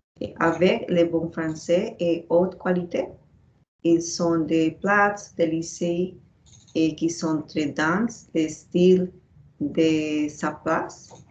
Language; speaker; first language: French; non-native, learner; Spanish